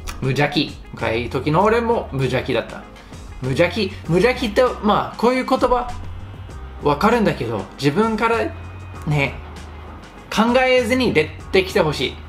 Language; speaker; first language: Japanese; non-native, fluent; English